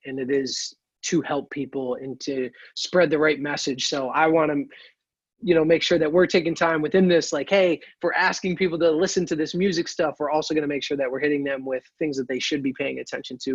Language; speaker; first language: English; native; English